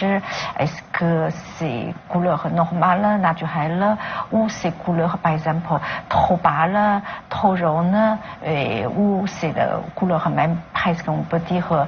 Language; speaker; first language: French; non-native, learner; Chinese